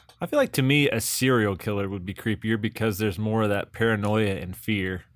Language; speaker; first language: English; native; English